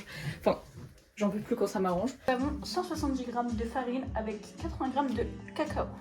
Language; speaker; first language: French; native; French